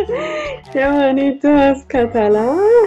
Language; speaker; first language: Spanish; non-native, learner; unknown